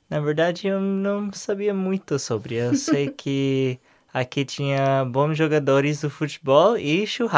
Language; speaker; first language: Portuguese; non-native, learner; English